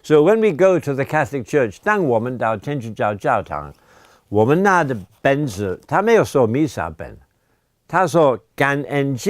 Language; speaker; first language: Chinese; non-native, fluent; English